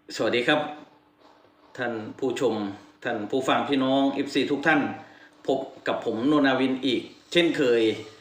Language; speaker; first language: Thai; native; Thai